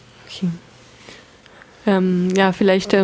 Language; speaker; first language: German; non-native, fluent; French